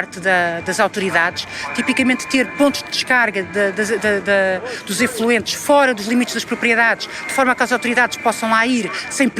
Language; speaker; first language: Portuguese; native; Portuguese